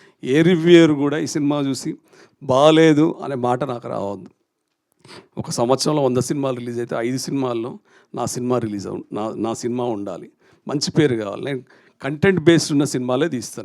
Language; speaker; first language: Telugu; native; Telugu